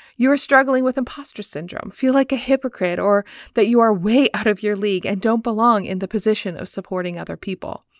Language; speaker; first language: English; native; English